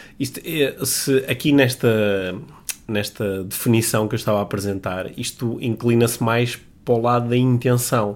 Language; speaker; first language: Portuguese; native; Portuguese